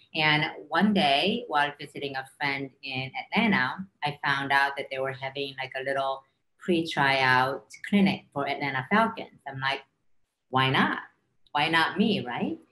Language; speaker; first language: English; early bilingual, other home language; Korean